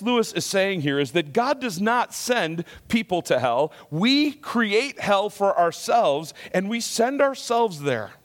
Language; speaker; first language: English; native; English